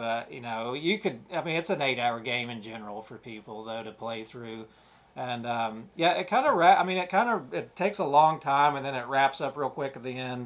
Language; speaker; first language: English; native; English